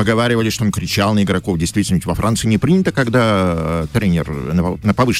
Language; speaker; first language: Russian; native; Russian